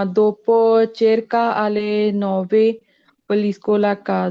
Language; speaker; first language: Italian; non-native, learner; Punjabi